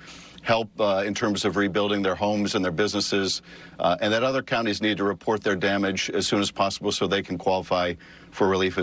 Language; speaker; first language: English; native; English